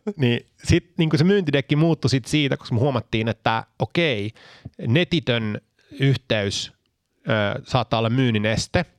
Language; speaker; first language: Finnish; early bilingual, heritage; Finnish